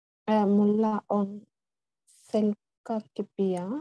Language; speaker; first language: Finnish; non-native, learner; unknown